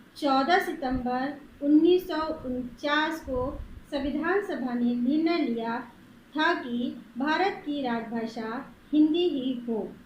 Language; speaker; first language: Hindi; native; Hindi